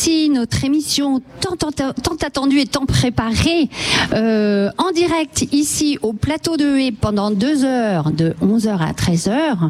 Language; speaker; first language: French; native; French